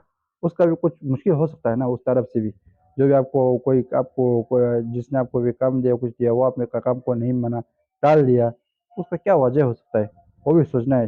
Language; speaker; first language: Hindi; non-native, fluent; Tibetan